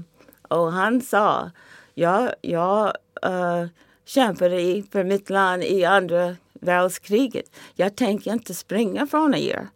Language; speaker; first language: Swedish; non-native, fluent; English